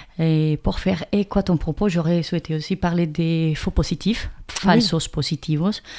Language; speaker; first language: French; non-native, fluent; Spanish